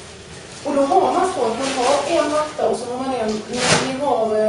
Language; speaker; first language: Swedish; native; Swedish